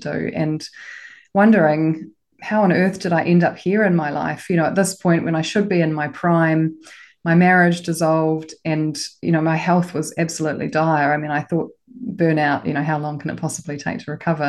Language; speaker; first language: English; native; English